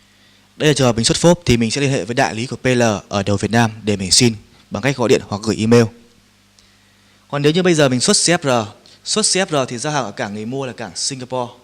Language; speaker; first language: Vietnamese; native; Vietnamese